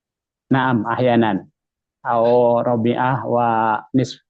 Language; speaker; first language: Arabic; non-native, learner; Indonesian